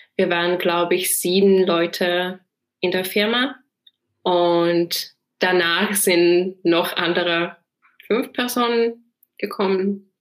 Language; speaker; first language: German; non-native, fluent; Czech